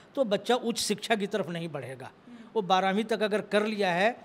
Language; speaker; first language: Hindi; native; Hindi